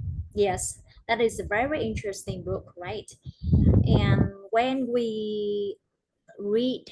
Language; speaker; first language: English; non-native, learner; Vietnamese